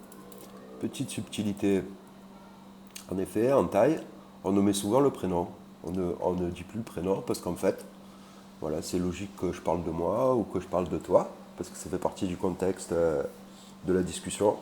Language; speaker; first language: French; native; French